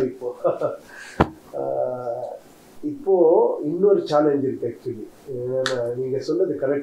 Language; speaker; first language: Tamil; non-native, learner; Kannada